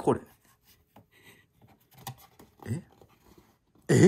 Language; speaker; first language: Japanese; native; Japanese